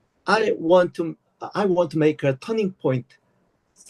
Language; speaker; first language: English; non-native, learner; Korean